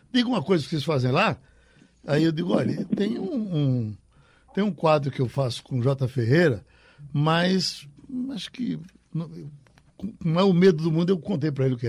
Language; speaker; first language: Portuguese; native; Portuguese